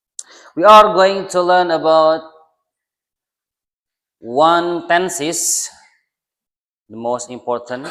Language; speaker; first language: English; non-native, learner; Indonesian